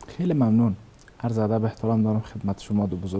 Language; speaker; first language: Persian; native; Persian